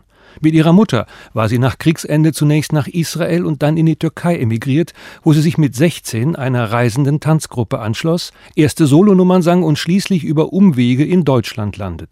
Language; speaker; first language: German; native; German